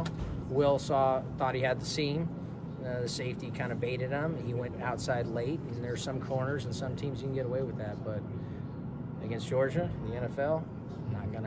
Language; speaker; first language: English; native; English